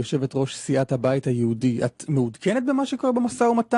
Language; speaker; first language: Hebrew; native; Hebrew